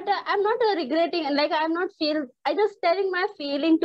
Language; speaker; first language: English; non-native, learner; Hindi